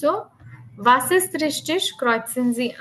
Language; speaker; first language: German; non-native, learner; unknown